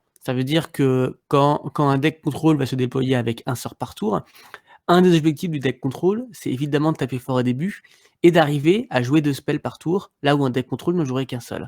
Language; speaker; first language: French; native; French